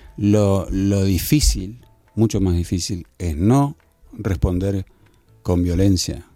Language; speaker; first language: Spanish; native; Spanish